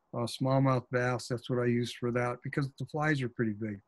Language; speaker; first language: English; native; English